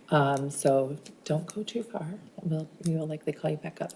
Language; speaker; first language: English; early bilingual, other home language; Arabic